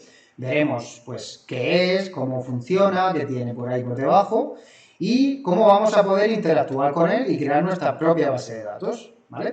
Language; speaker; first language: Spanish; native; Spanish